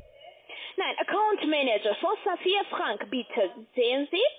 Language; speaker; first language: German; non-native, learner; Russian